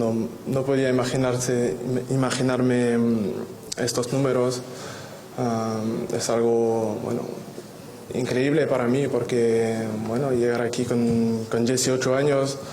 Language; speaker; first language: Spanish; non-native, fluent; French